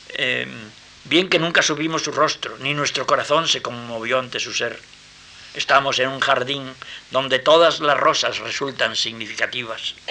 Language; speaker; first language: Spanish; native; Spanish